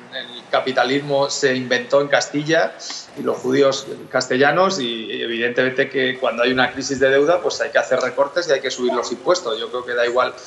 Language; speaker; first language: Spanish; native; Spanish